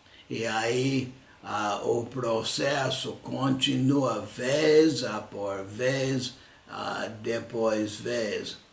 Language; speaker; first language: Portuguese; non-native, fluent; English